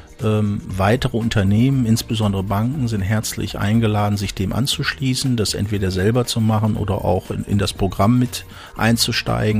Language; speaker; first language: German; native; German